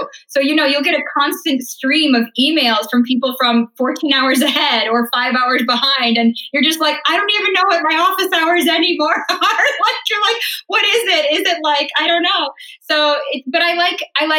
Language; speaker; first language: English; native; English